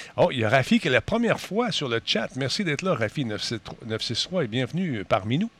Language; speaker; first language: French; native; French